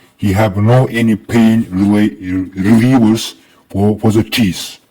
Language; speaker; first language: English; non-native, learner; Azerbaijani